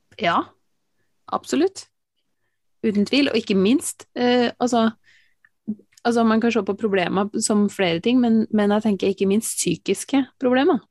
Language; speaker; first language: Norwegian; native; Norwegian